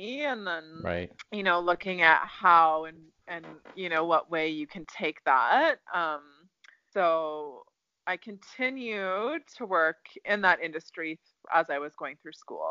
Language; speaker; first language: English; native; English